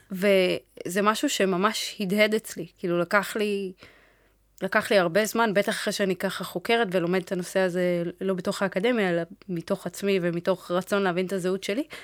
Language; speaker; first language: Hebrew; early bilingual, other home language; Amharic